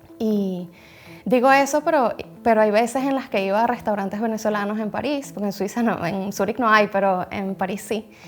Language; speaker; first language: Spanish; native; Spanish